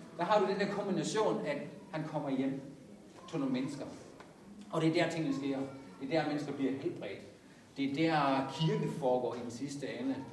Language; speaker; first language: Danish; native; Danish